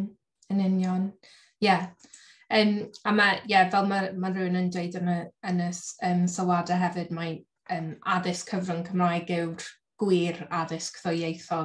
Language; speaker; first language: Welsh; native; Welsh